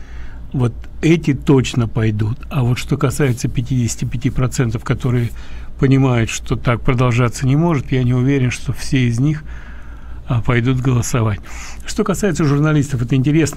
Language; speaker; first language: Russian; native; Russian